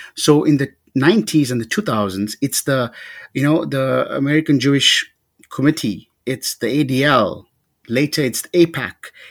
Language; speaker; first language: English; native; English